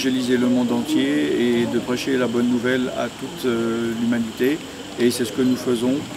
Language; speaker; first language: French; native; French